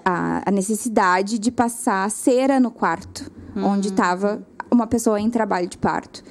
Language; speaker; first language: Portuguese; native; Portuguese